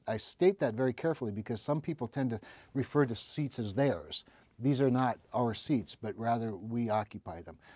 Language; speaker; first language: English; native; English